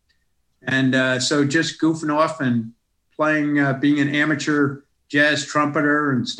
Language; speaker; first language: English; native; English